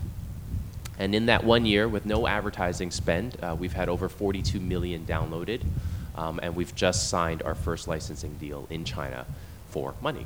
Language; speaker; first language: English; non-native, fluent; Chinese